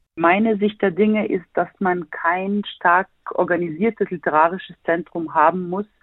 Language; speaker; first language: German; non-native, fluent; Bosnian